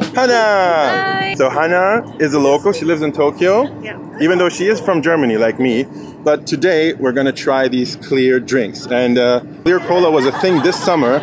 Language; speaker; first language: English; non-native, fluent; German